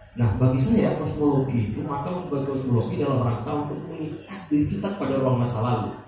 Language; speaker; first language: Indonesian; non-native, local second language; Madurese